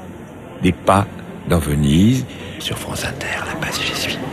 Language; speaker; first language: French; native; French